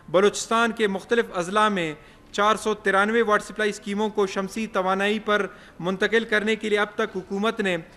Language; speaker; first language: Urdu; non-native, local second language; Baluchi